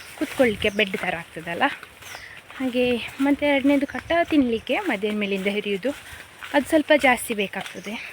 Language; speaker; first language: Kannada; non-native, local second language; Konkani